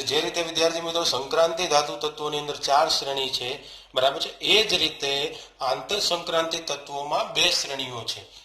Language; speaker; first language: Hindi; non-native, local second language; Gujarati